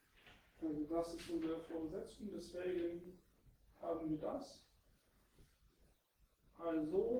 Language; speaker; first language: German; non-native, fluent; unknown